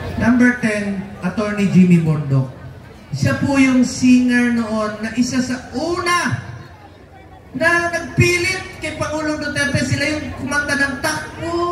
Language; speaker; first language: Filipino; non-native, local second language; Cebuano